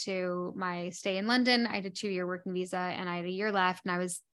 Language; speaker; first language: English; native; English